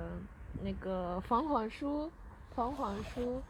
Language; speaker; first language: Chinese; early bilingual, heritage; Chinese